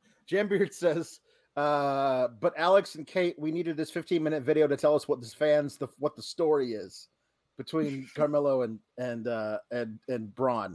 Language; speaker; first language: English; native; English